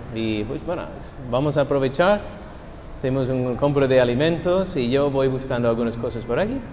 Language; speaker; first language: Spanish; non-native, fluent; English